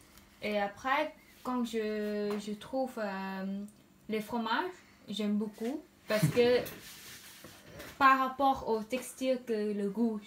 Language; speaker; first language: French; non-native, fluent; Khmer